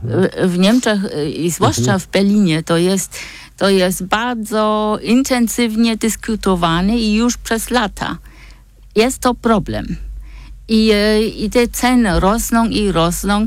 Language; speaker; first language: Polish; non-native, fluent; German